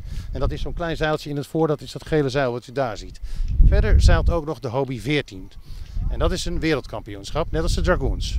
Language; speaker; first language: Dutch; native; Dutch